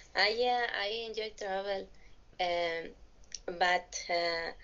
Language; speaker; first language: English; non-native, learner; Spanish